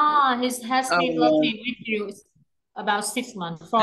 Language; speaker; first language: English; non-native, learner; Vietnamese